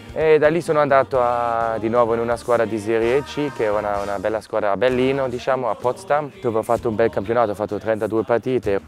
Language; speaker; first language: Italian; non-native, fluent; German